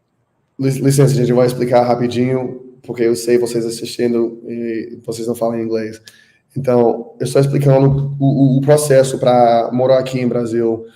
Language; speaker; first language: Portuguese; non-native, learner; English